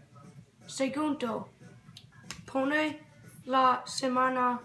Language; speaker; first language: Spanish; non-native, learner; English